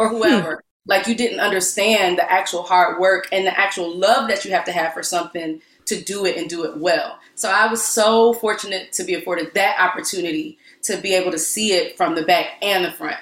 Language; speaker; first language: English; native; English